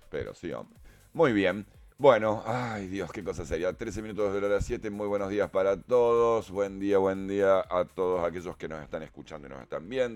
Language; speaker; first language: Spanish; native; Spanish